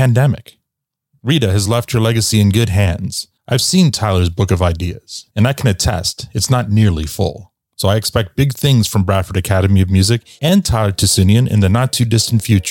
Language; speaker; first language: English; native; English